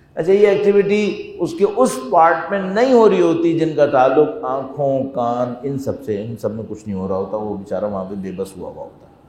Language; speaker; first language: Urdu; non-native, fluent; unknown